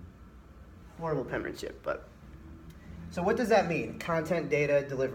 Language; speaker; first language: English; native; English